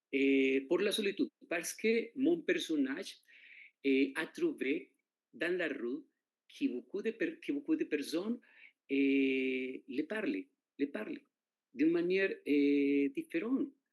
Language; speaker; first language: French; non-native, fluent; Spanish